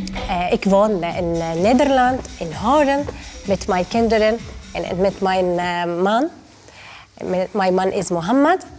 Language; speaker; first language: Dutch; non-native, learner; Arabic